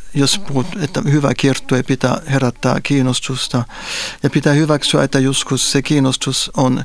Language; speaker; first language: Finnish; non-native, fluent; French